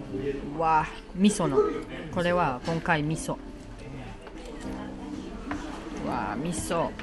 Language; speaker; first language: Japanese; non-native, fluent; French